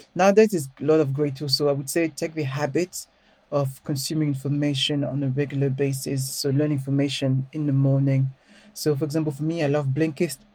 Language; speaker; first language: English; non-native, fluent; French